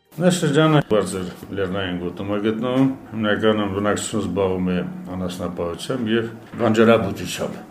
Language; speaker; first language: Armenian; native; Armenian